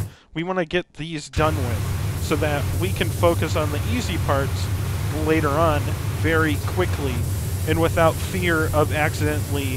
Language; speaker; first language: English; native; English